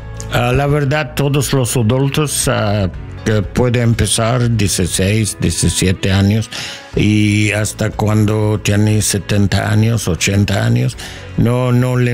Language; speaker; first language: Spanish; non-native, learner; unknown